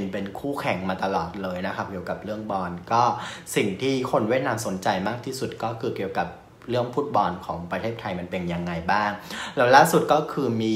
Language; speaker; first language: Thai; non-native, fluent; Vietnamese